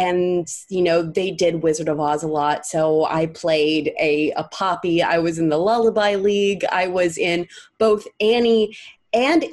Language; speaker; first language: English; native; English